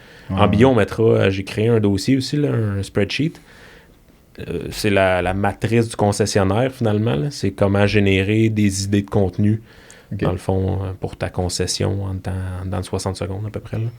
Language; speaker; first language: French; native; French